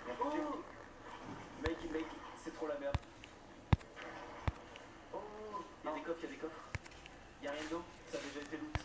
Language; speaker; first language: French; native; French